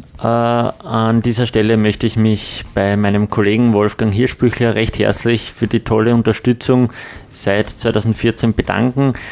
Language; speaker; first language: German; native; German